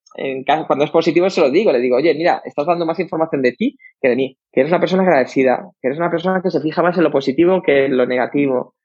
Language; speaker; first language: Spanish; native; Spanish